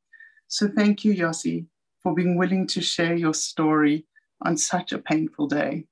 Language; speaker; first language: English; native; English